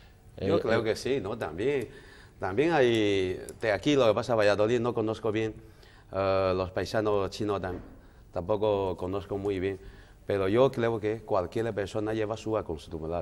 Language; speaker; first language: Spanish; non-native, learner; Chinese